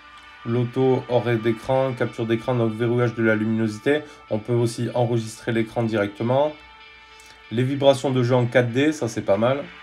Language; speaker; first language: French; native; French